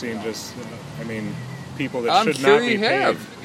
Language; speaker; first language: English; native; English